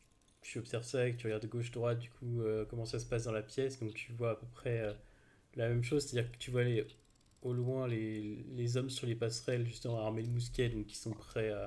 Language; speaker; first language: French; native; French